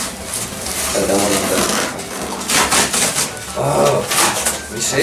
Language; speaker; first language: Spanish; native; Spanish